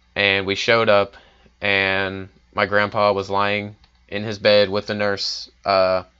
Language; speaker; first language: English; native; English